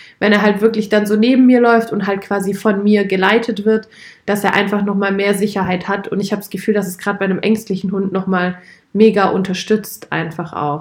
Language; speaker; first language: German; native; German